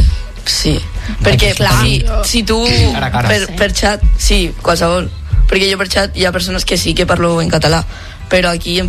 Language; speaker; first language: Catalan; non-native, local second language; Spanish